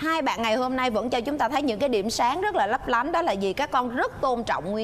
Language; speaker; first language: Vietnamese; native; Vietnamese